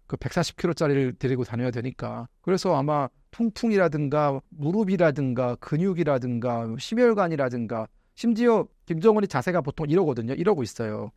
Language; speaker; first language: Korean; native; Korean